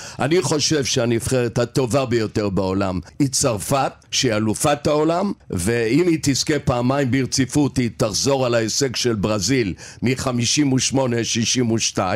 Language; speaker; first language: Hebrew; native; Hebrew